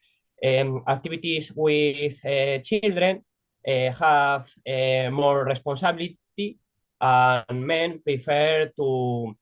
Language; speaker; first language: English; non-native, learner; Spanish